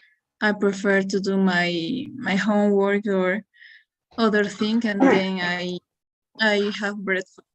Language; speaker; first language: English; non-native, learner; Spanish